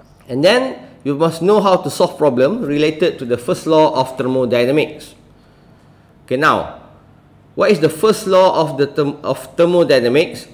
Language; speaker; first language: English; non-native, local second language; Malay